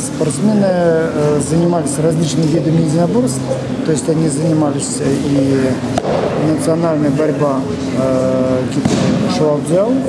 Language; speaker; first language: Russian; native; Russian